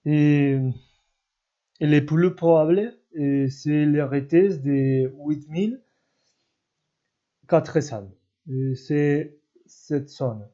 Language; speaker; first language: French; non-native, learner; Spanish